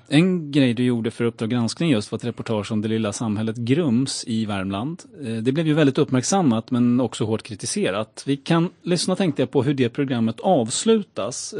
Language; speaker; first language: Swedish; native; Swedish